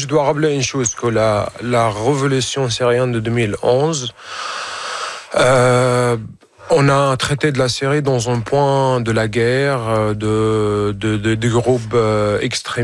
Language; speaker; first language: French; non-native, fluent; Arabic